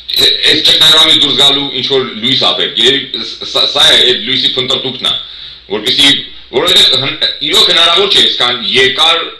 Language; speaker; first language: Armenian; native; Armenian